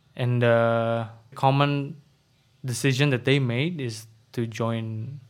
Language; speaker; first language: English; non-native, fluent; Indonesian